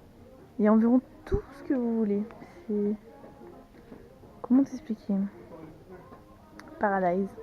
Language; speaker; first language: French; native; French